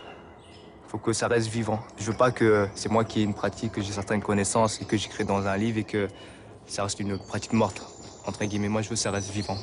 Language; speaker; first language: French; native; French